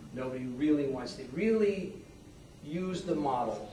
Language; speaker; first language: English; native; English